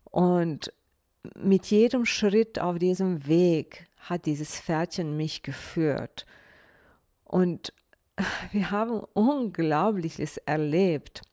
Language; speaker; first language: German; non-native, fluent; Bosnian